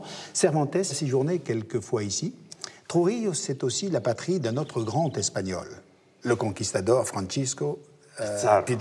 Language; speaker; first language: French; native; French